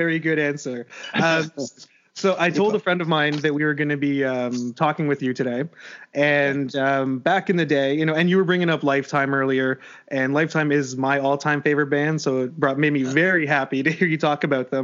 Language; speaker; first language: English; native; English